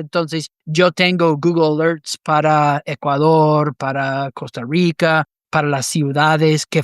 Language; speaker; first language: Spanish; non-native, fluent; English